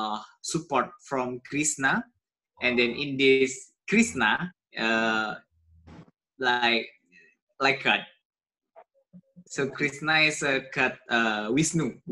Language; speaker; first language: English; non-native, learner; Indonesian